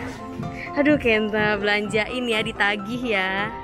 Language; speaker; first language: Indonesian; native; Indonesian